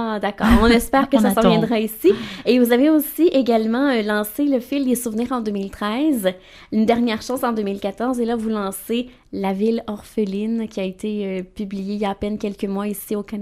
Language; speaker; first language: French; native; French